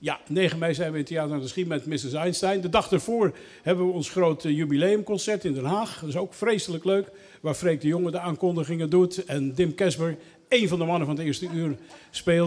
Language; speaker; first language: Dutch; native; Dutch